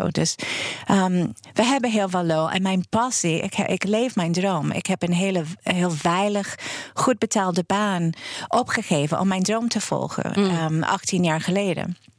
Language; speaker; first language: Dutch; non-native, fluent; English